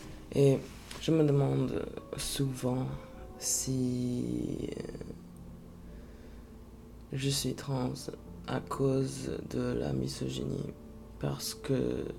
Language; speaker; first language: French; non-native, fluent; English